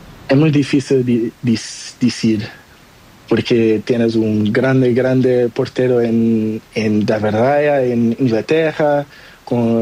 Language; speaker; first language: Spanish; non-native, learner; Portuguese